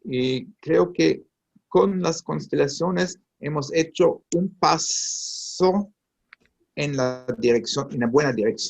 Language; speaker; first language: Spanish; non-native, fluent; Italian